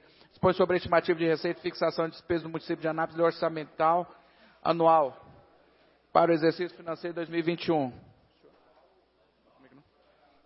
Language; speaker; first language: Portuguese; native; Portuguese